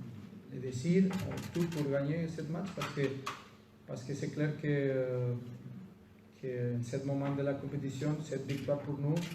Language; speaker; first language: French; non-native, fluent; Spanish